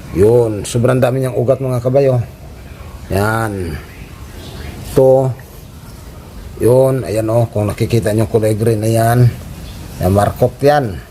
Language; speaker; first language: Filipino; non-native, local second language; Cebuano